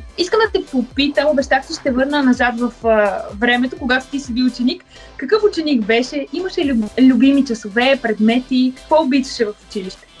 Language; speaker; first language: Bulgarian; native; Bulgarian